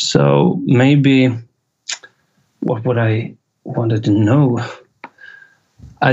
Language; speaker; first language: English; non-native, fluent; Swedish